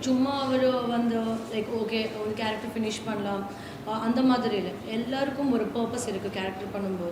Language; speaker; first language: Tamil; non-native, learner; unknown